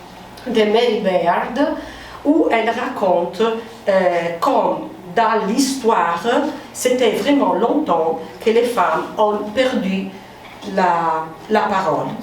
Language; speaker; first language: French; non-native, fluent; Italian